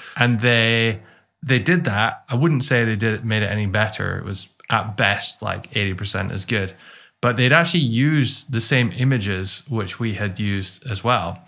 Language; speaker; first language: English; native; English